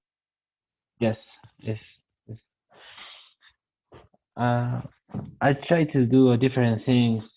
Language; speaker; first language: English; non-native, learner; Spanish